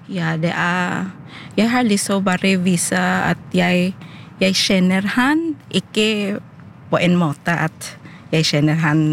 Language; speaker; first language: Norwegian; non-native, learner; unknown